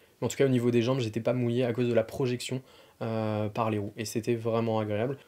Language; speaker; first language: French; native; French